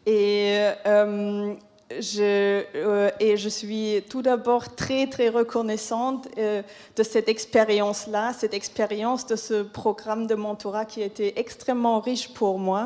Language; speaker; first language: French; non-native, fluent; German